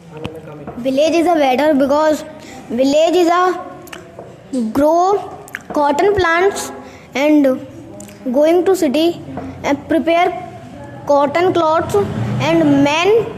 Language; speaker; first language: English; non-native, local second language; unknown